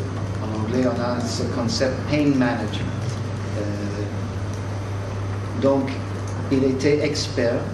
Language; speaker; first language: French; non-native, fluent; English